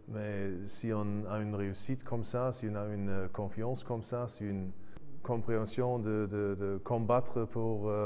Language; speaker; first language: French; non-native, fluent; German